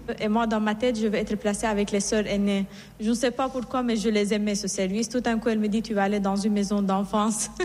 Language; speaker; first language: French; non-native, fluent; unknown